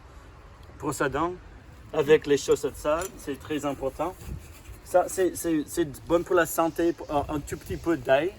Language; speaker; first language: French; non-native, fluent; English